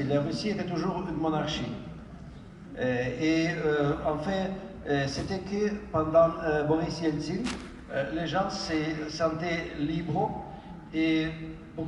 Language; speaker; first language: French; non-native, fluent; Ukrainian